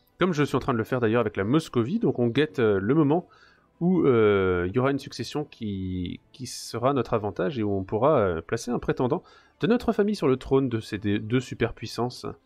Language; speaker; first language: French; native; French